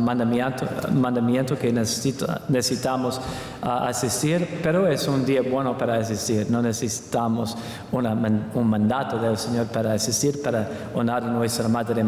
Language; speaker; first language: Spanish; non-native, learner; English